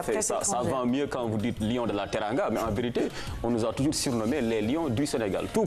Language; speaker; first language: French; non-native, local second language; Wolof